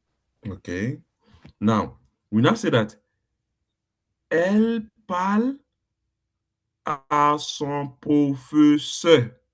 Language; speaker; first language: French; non-native, fluent; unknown